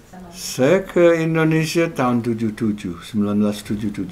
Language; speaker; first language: Indonesian; non-native, fluent; English